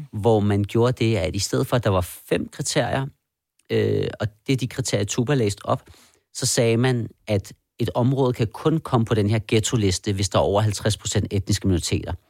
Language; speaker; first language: Danish; early bilingual, other home language; Persian